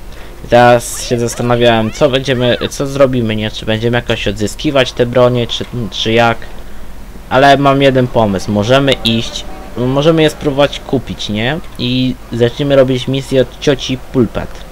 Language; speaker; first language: Polish; native; Polish